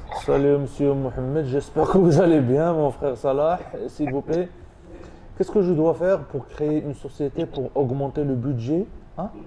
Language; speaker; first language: French; non-native, local second language; Arabic